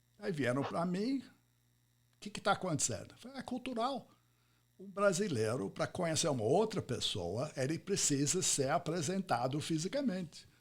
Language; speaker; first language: Portuguese; non-native, fluent; English